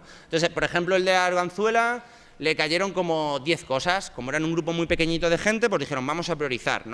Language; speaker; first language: Spanish; native; Spanish